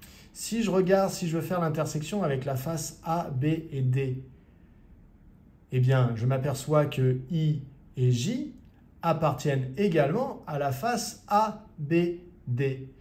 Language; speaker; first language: French; native; French